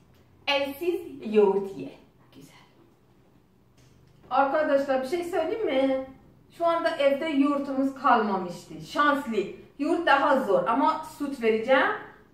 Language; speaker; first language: Turkish; non-native, learner; Azerbaijani